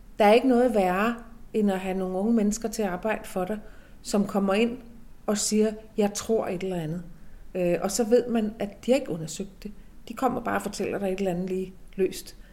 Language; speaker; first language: Danish; native; Danish